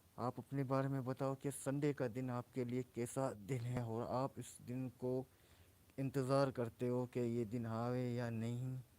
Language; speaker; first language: Urdu; non-native, local second language; Baluchi